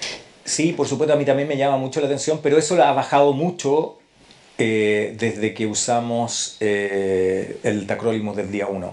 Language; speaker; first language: Spanish; native; Spanish